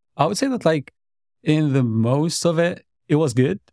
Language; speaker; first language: English; non-native, fluent; Arabic